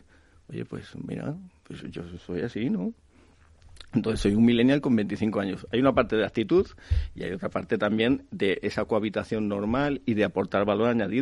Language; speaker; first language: Spanish; native; Spanish